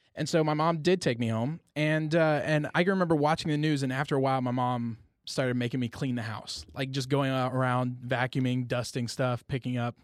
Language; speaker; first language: English; native; English